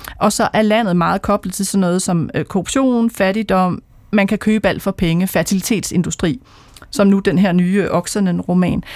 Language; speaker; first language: Danish; native; Danish